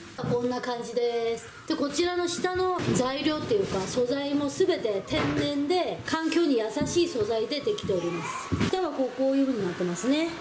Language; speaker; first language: Japanese; non-native, fluent; Korean